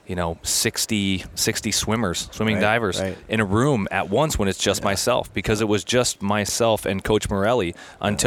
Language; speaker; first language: English; native; English